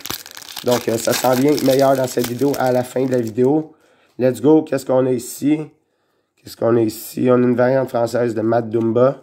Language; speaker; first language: French; native; French